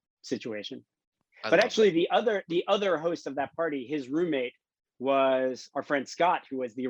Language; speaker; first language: English; native; English